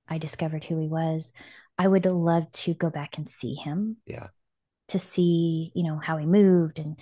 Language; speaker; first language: English; native; English